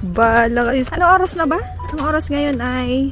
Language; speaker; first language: Filipino; native; Filipino